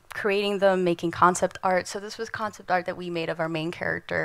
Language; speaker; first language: English; non-native, fluent; Indonesian